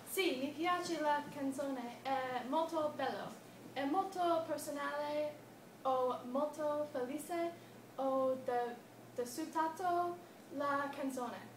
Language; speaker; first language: Italian; non-native, learner; English